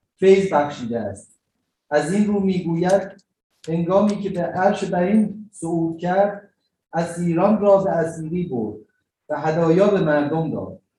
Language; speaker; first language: Persian; native; Persian